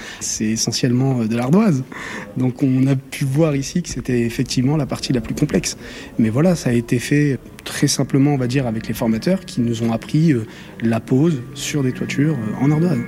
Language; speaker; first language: French; native; French